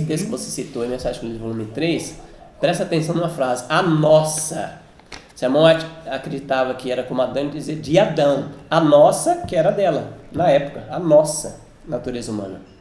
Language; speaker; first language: Portuguese; native; Portuguese